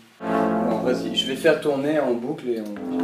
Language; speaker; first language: French; native; French